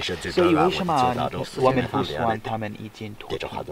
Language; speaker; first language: Chinese; non-native, learner; English